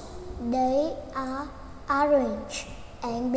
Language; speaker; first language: English; non-native, learner; Vietnamese